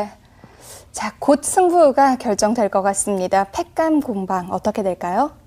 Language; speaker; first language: Korean; native; Korean